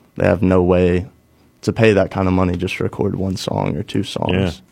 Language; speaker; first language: English; native; English